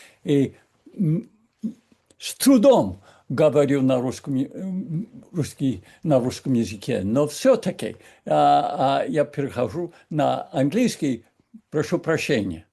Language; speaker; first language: Russian; non-native, learner; English